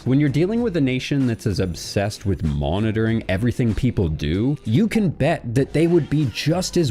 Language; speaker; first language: English; native; English